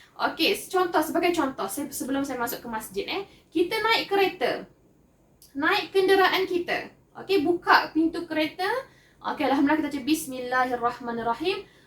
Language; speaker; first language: Malay; native; Malay